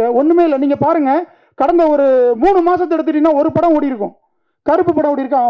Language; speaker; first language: Tamil; native; Tamil